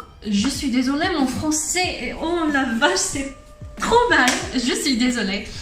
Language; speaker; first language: French; non-native, learner; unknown